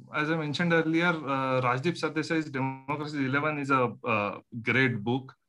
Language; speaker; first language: English; non-native, local second language; Marathi